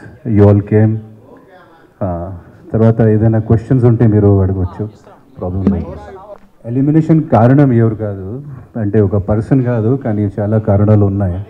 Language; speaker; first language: Telugu; non-native, fluent; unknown